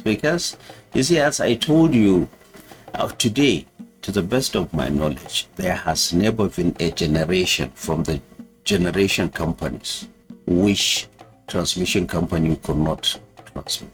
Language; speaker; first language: English; non-native, local second language; Hausa